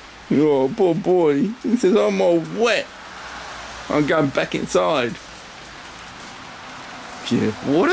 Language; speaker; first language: English; native; English